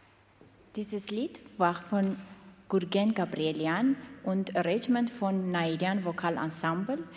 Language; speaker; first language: German; non-native, learner; Armenian